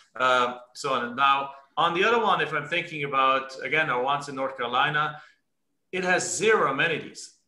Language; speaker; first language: English; non-native, fluent; German